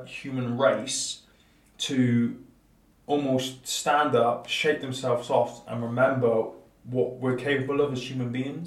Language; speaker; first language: English; native; English